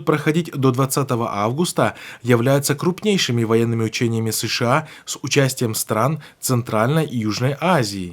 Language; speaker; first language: Russian; native; Russian